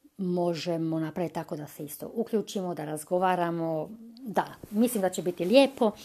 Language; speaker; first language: Croatian; early bilingual, heritage; Croatian